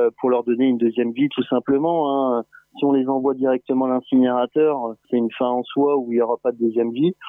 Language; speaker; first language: French; native; French